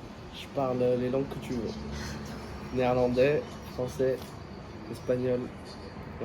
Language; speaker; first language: French; native; French